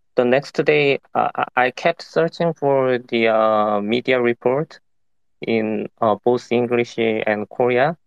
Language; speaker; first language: English; non-native, fluent; Korean